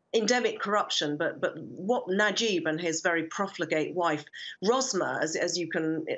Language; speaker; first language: English; native; English